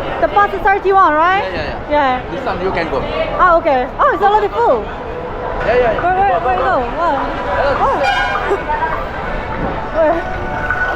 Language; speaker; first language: English; non-native, learner; Korean